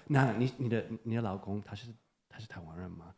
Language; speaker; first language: Chinese; non-native, fluent; English